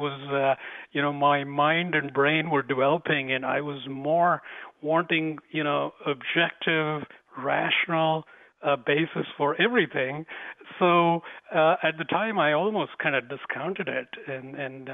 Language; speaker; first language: English; non-native, local second language; Tamil